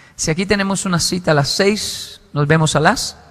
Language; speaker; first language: Spanish; non-native, fluent; Japanese